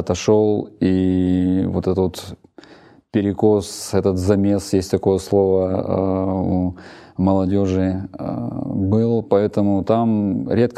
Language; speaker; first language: Russian; native; Russian